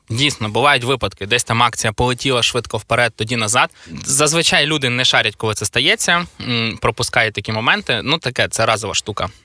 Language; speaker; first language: Ukrainian; native; Ukrainian